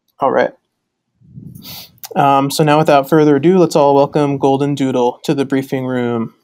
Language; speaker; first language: English; native; English